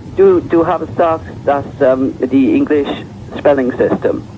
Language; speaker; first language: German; non-native, learner; English